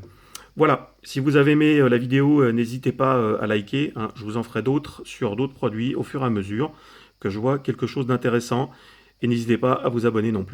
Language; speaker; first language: French; native; French